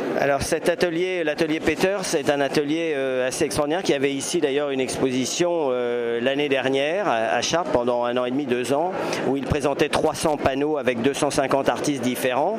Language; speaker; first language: French; native; French